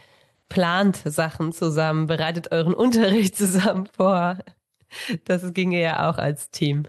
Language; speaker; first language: German; native; German